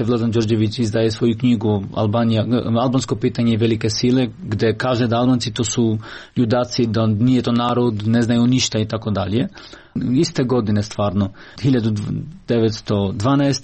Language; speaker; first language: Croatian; non-native, local second language; Albanian